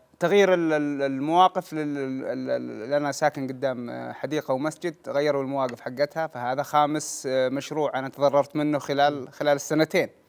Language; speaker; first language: Arabic; native; Arabic